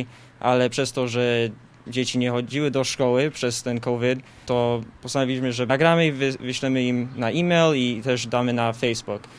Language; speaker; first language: Polish; early bilingual, heritage; Polish